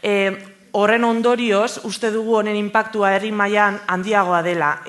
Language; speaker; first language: Basque; native; Basque